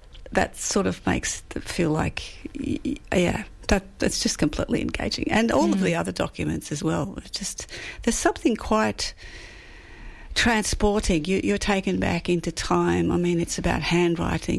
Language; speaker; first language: English; native; English